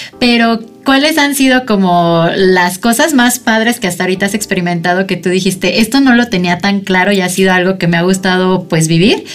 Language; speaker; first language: Spanish; native; Spanish